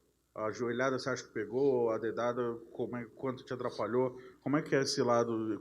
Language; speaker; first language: Portuguese; native; Portuguese